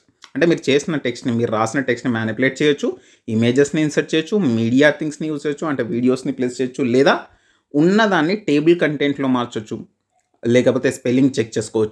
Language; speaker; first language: Telugu; native; Telugu